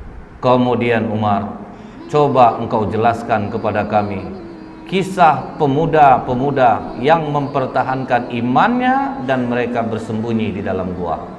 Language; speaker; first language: Indonesian; native; Indonesian